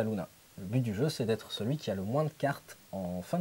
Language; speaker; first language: French; native; French